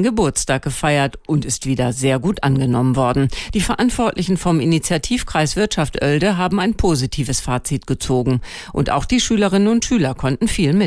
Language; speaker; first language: German; native; German